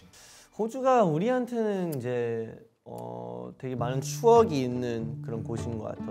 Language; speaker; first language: Korean; early bilingual, heritage; Korean